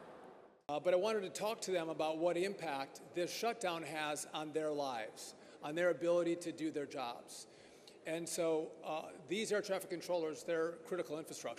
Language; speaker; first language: English; native; English